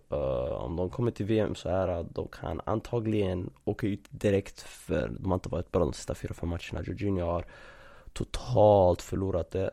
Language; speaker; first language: Swedish; early bilingual, other home language; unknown